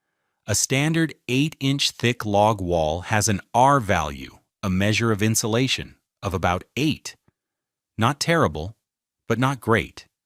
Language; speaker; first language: English; native; English